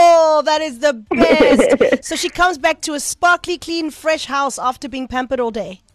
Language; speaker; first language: English; native; English